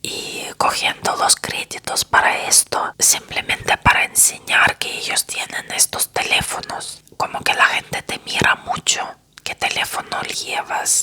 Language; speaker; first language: Spanish; non-native, fluent; Russian